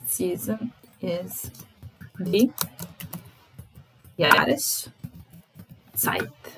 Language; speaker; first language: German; non-native, fluent; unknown